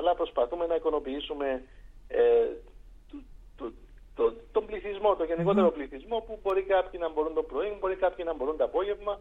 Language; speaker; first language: Greek; native; Greek